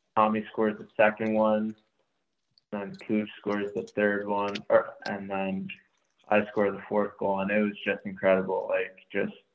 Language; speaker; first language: English; native; English